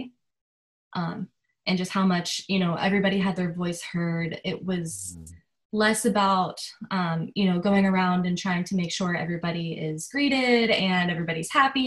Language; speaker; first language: English; native; English